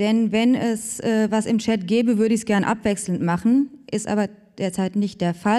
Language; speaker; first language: German; native; German